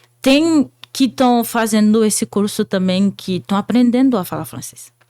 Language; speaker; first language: Portuguese; non-native, fluent; Haitian Creole